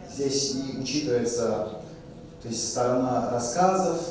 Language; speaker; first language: Russian; non-native, fluent; French